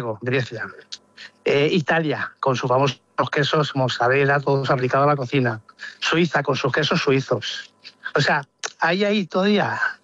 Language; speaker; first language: Spanish; native; Spanish